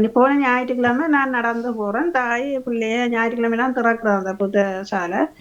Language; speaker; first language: Tamil; native; Tamil